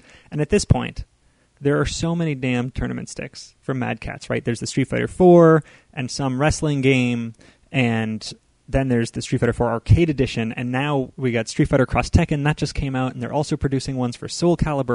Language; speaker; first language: English; native; English